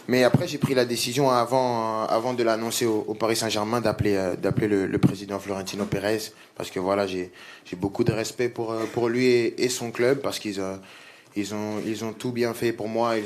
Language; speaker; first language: French; native; French